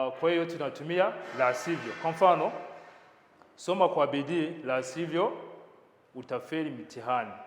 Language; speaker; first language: Swahili; non-native, local second language; Kinyarwanda